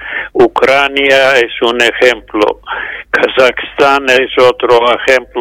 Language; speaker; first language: Spanish; non-native, fluent; English